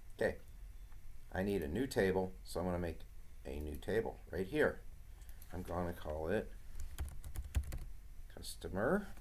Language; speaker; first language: English; native; English